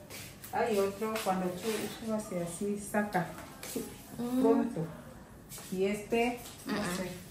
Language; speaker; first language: Spanish; non-native, learner; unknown